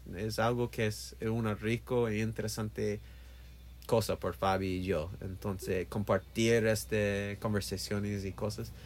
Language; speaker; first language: Spanish; non-native, learner; English